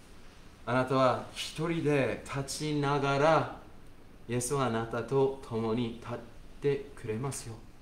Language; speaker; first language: Japanese; non-native, fluent; English